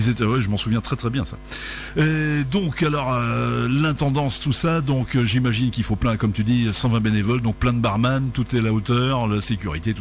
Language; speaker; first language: French; native; French